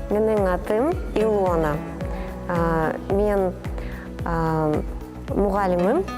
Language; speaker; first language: Kazakh; non-native, learner; Russian